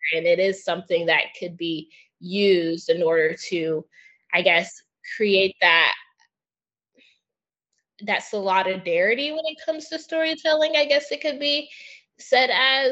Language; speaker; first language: English; native; English